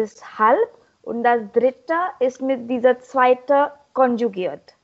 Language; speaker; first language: German; non-native, learner; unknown